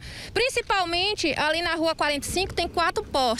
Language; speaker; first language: Portuguese; native; Portuguese